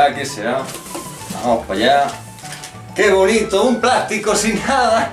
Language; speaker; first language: Spanish; native; Spanish